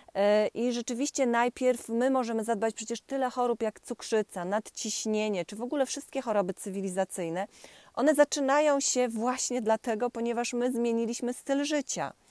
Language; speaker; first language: Polish; native; Polish